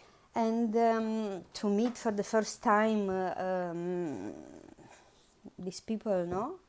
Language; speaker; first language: English; non-native, learner; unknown